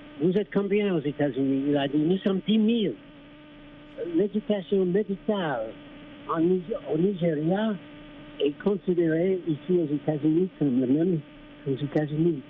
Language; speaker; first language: French; non-native, fluent; English